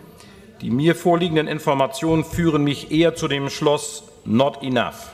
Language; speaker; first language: German; native; German